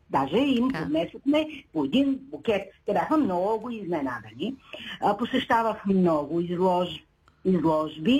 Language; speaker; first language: Bulgarian; native; Bulgarian